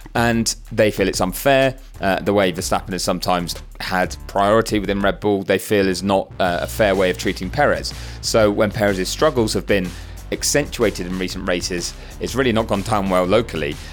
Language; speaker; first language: English; native; English